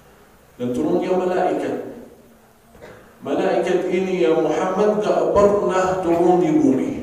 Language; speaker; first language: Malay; non-native, fluent; Arabic